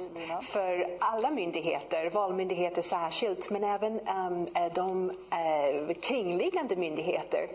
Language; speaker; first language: Swedish; non-native, fluent; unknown